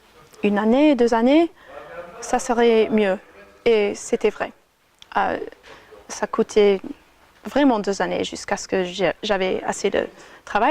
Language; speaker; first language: French; non-native, fluent; English